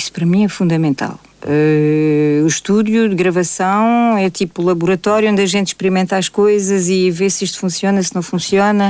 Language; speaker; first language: Portuguese; native; Portuguese